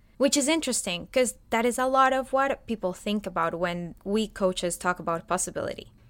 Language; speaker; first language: English; non-native, fluent; Spanish